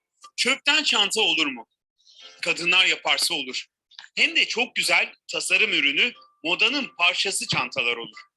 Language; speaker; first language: Turkish; native; Turkish